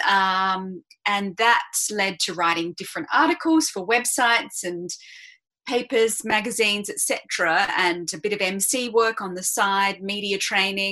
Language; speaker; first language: English; native; English